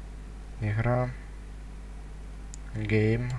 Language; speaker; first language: Russian; native; Russian